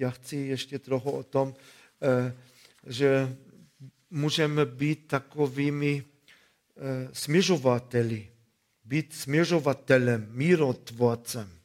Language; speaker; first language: Czech; non-native, fluent; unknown